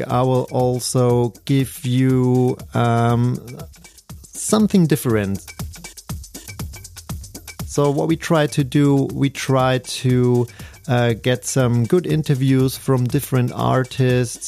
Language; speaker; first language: English; non-native, fluent; German